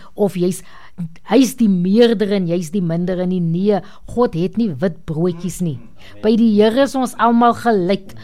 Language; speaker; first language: Afrikaans; native; Afrikaans